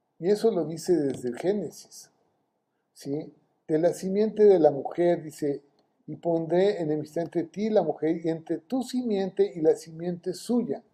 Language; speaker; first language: Spanish; native; Spanish